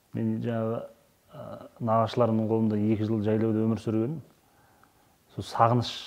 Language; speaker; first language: Kazakh; native; Kazakh